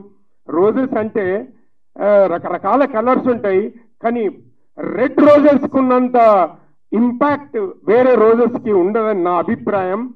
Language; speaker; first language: Telugu; native; Telugu